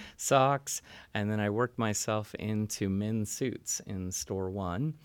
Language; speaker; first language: English; native; English